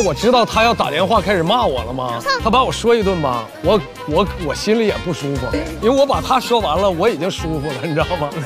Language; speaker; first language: Chinese; native; Chinese